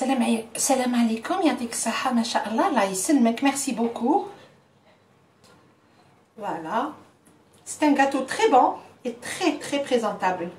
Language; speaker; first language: French; non-native, local second language; Arabic